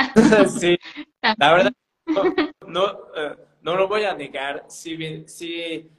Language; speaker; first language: Spanish; non-native, fluent; French